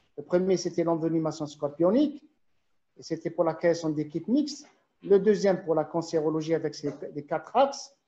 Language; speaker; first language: French; non-native, local second language; Arabic